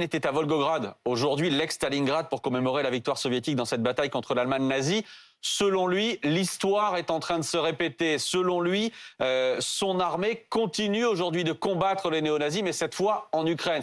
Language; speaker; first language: French; native; French